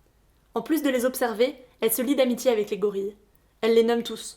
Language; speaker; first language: French; native; French